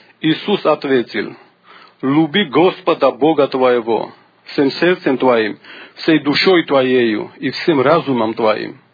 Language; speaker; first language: Russian; non-native, local second language; Georgian